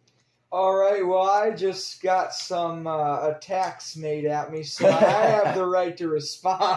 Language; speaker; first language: English; native; English